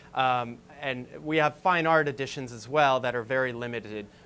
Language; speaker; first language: English; native; English